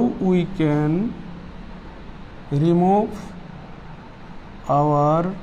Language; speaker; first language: English; non-native, local second language; Bangla